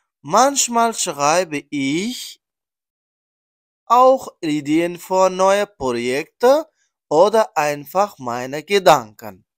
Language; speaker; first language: German; non-native, learner; Persian